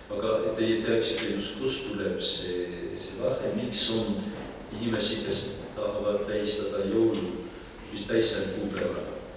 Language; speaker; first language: Estonian; non-native, fluent; French